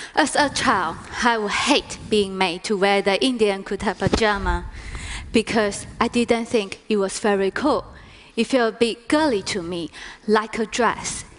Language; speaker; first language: English; native; English